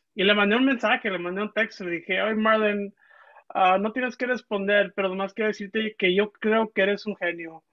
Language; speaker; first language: Spanish; early bilingual, heritage; Spanish